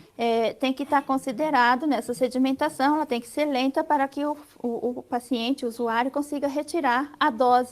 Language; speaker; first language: Portuguese; native; Portuguese